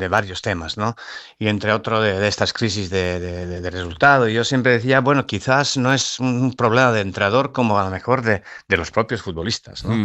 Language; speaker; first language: Spanish; non-native, fluent; Serbian